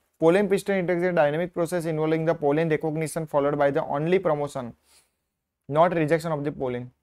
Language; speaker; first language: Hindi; non-native, local second language; Gujarati